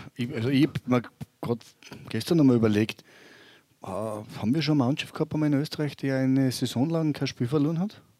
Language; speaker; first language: German; native; German